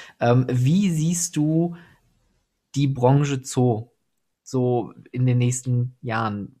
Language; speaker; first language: German; native; German